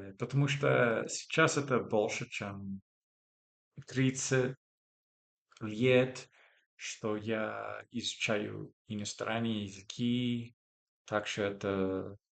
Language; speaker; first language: Russian; non-native, learner; English